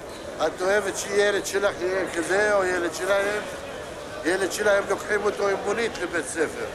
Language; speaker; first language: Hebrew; non-native, local second language; Arabic